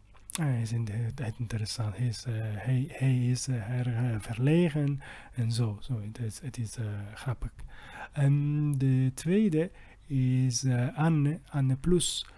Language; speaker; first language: Dutch; non-native, learner; Italian